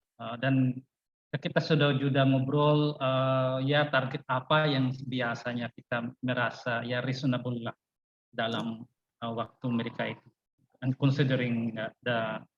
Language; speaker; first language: Indonesian; non-native, fluent; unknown